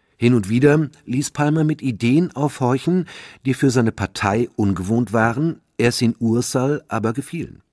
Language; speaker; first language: German; native; German